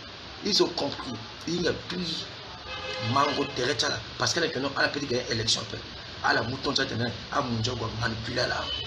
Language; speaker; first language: French; non-native, local second language; Sango